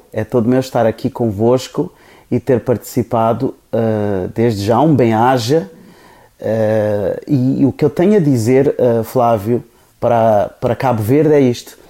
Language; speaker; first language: Portuguese; non-native, local second language; Kabuverdianu